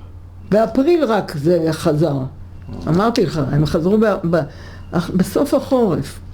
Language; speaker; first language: Hebrew; early bilingual, other home language; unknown